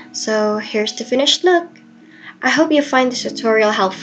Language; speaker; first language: English; non-native, fluent; Indonesian